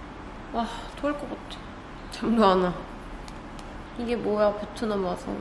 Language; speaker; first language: Korean; native; Korean